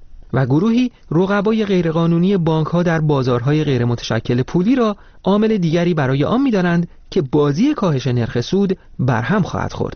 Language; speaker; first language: Persian; native; Persian